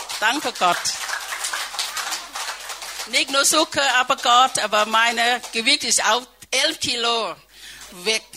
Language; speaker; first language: German; non-native, fluent; Thai